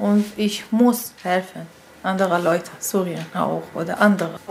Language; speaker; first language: German; non-native, learner; Arabic